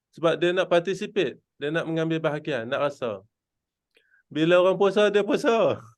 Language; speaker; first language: Malay; native; Malay